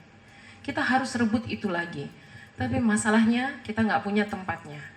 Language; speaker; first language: Indonesian; native; Indonesian